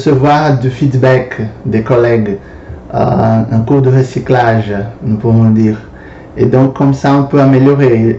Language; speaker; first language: French; non-native, fluent; Portuguese